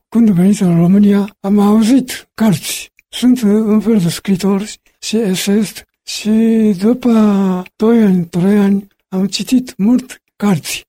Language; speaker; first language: Romanian; non-native, learner; Japanese